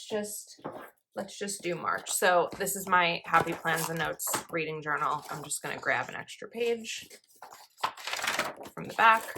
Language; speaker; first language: English; native; English